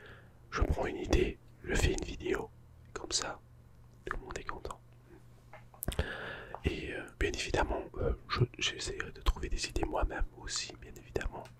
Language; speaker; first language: French; non-native, fluent; English